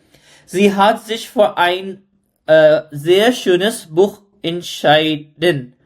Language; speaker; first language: German; non-native, learner; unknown